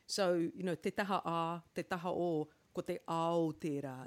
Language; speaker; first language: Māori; non-native, local second language; English